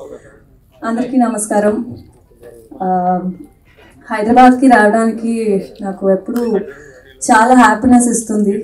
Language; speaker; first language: Telugu; non-native, learner; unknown